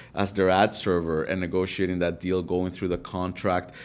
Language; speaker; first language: English; early bilingual, other home language; Spanish